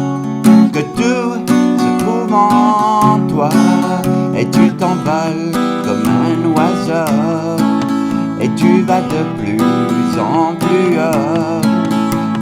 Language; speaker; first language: French; non-native, local second language; Kabyle